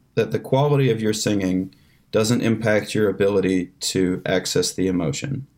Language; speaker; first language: English; native; English